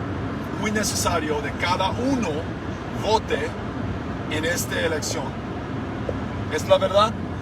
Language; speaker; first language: Spanish; non-native, fluent; English